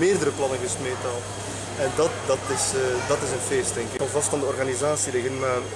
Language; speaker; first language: Dutch; non-native, fluent; French